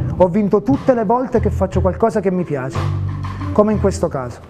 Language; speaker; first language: Italian; native; Italian